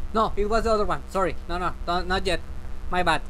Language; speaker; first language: English; non-native, fluent; Spanish